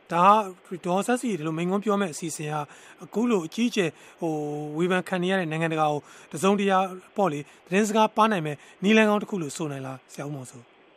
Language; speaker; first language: Burmese; native; Burmese